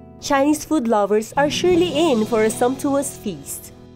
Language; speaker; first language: English; non-native, local second language; Filipino